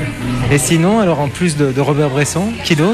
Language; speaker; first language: French; native; French